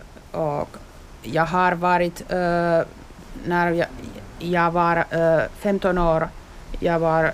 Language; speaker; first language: Swedish; non-native, learner; Finnish